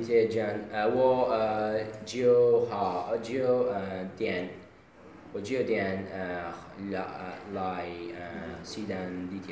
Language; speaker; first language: Chinese; non-native, learner; Uzbek